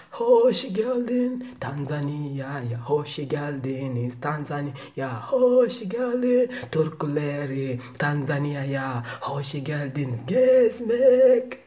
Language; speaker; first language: Turkish; non-native, learner; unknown